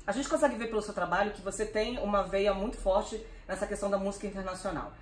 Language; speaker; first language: Portuguese; native; Portuguese